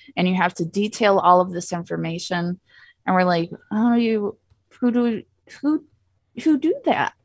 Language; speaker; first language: English; native; English